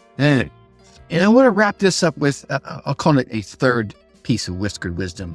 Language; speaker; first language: English; native; English